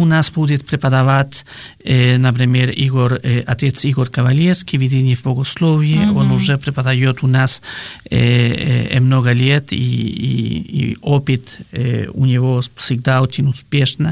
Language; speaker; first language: Russian; non-native, fluent; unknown